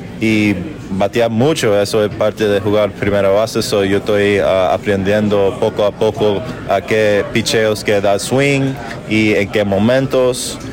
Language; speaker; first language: Spanish; early bilingual, heritage; English